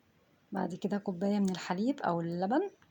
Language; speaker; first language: Arabic; native; Arabic